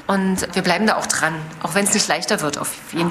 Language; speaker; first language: German; native; German